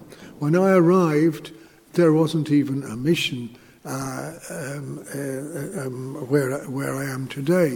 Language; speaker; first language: English; native; English